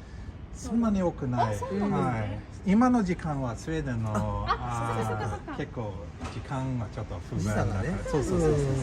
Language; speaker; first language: Japanese; non-native, fluent; Swedish